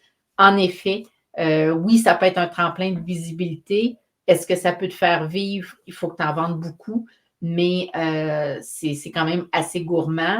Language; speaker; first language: French; native; French